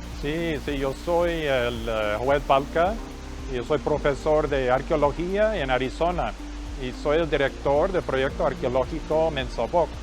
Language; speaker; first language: Spanish; non-native, fluent; English